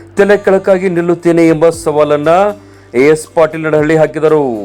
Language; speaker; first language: Kannada; native; Kannada